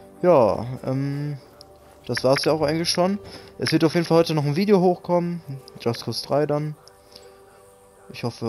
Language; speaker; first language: German; native; German